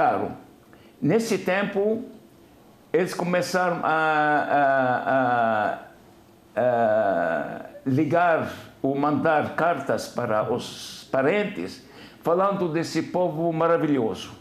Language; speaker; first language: Portuguese; non-native, fluent; Arabic